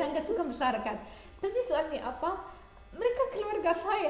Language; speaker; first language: Indonesian; non-native, learner; Arabic